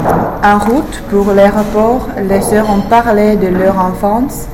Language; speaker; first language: French; non-native, learner; English